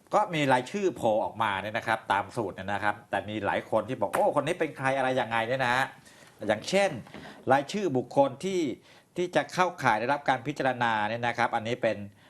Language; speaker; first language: Thai; native; Thai